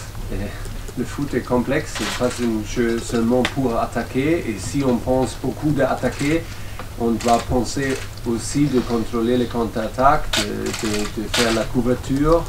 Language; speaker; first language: French; non-native, learner; German